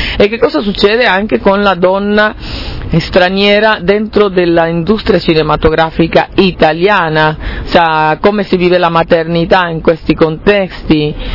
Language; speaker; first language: Italian; non-native, fluent; Spanish